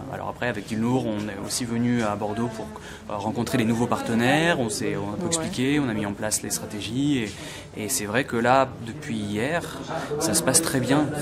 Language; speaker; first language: French; native; French